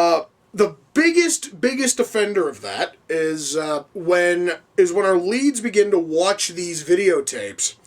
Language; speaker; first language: English; native; English